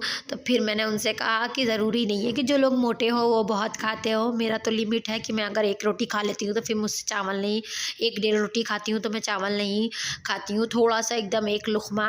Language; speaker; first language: Hindi; native; Hindi